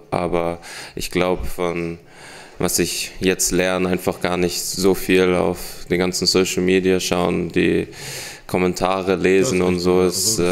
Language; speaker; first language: German; early bilingual, heritage; German